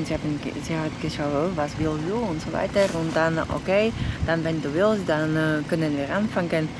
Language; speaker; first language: German; non-native, learner; Slovak